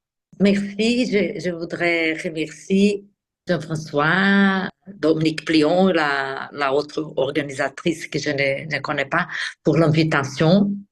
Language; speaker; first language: French; non-native, fluent; Portuguese